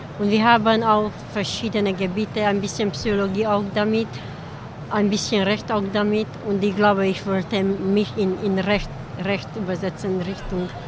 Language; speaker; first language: German; non-native, learner; Hungarian